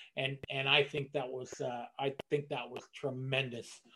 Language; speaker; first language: English; native; English